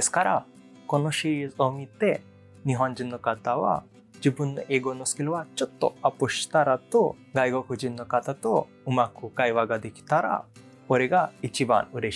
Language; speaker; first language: Japanese; non-native, learner; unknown